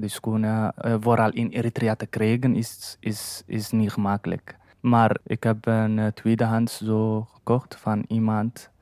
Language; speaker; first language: Dutch; non-native, learner; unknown